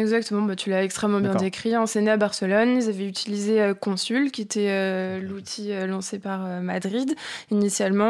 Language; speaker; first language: French; native; French